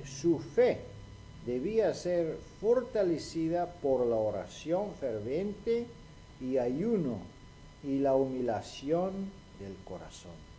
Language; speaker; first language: Spanish; non-native, fluent; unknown